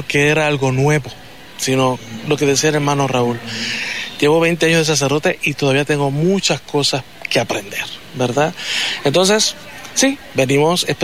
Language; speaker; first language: Spanish; native; Spanish